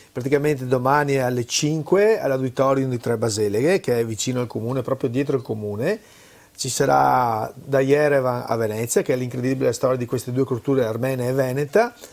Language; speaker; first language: Italian; native; Italian